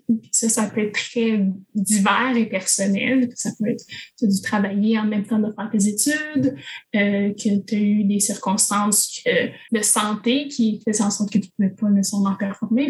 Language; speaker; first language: French; native; French